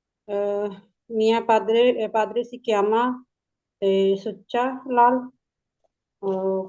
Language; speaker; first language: Italian; non-native, learner; Punjabi